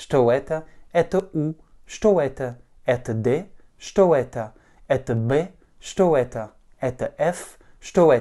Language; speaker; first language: Russian; non-native, fluent; French